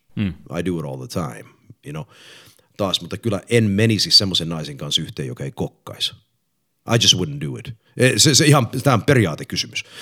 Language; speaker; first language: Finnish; early bilingual, heritage; English